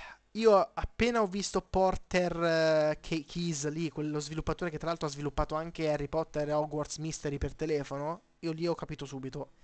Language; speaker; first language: Italian; native; Italian